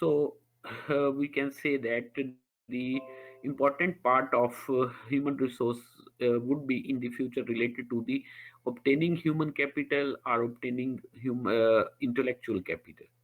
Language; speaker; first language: English; non-native, local second language; Urdu